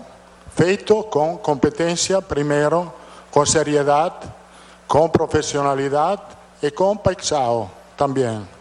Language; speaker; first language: Portuguese; non-native, learner; Italian